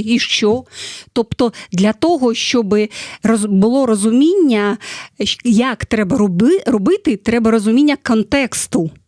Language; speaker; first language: Ukrainian; non-native, fluent; Russian